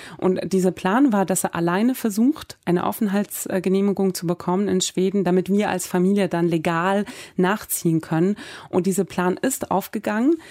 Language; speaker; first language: German; early bilingual, other home language; Persian